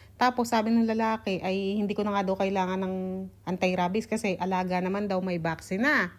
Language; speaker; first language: Filipino; native; Filipino